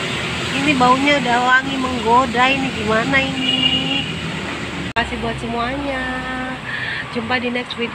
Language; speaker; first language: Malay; non-native, local second language; Javanese